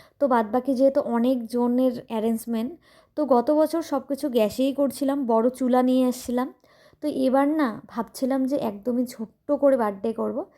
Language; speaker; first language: Bangla; native; Bangla